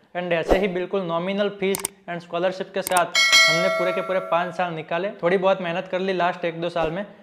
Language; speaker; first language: Hindi; non-native, local second language; Gujarati